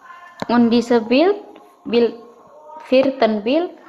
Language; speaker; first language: German; non-native, fluent; Indonesian